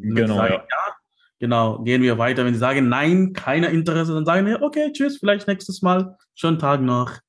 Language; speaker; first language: German; non-native, fluent; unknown